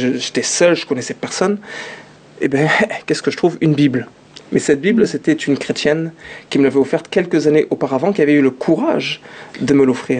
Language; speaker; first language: French; early bilingual, other home language; Arabic